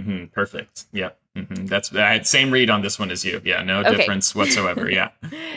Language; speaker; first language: English; non-native, fluent; Persian